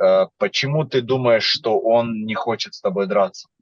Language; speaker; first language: Russian; non-native, learner; Uzbek